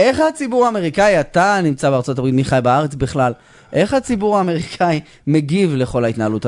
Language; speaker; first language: Hebrew; native; Hebrew